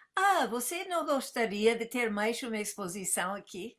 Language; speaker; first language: Portuguese; non-native, fluent; English